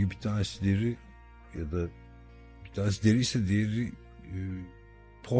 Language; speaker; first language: Turkish; native; Turkish